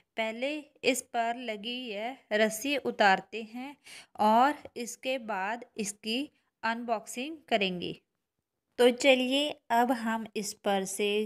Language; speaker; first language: Hindi; non-native, local second language; Punjabi